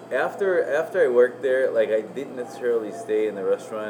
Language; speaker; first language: English; non-native, fluent; Spanish